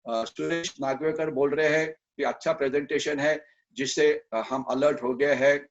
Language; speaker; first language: Hindi; non-native, local second language; Marathi